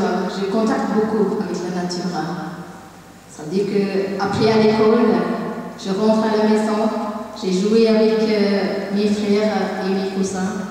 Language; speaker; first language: French; non-native, learner; Tamil